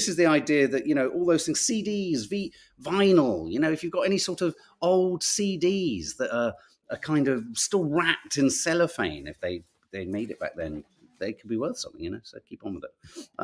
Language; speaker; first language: English; native; English